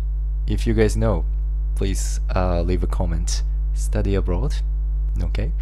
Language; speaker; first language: English; non-native, fluent; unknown